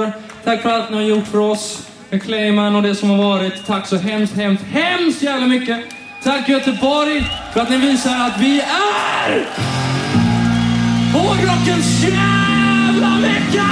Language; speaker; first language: Swedish; native; Swedish